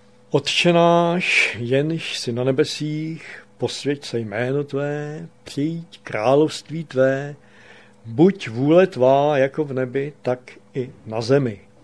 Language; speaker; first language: Czech; native; Czech